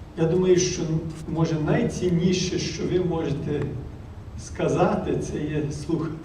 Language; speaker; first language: Ukrainian; early bilingual, heritage; Ukrainian